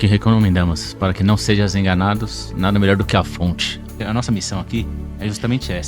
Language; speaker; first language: Portuguese; native; Portuguese